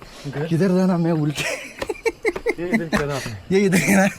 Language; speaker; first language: Hindi; non-native, local second language; Malayalam